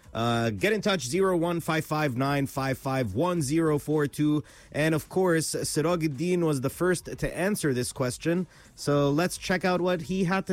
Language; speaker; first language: English; non-native, local second language; Arabic